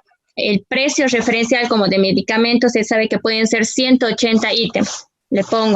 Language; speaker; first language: Spanish; native; Spanish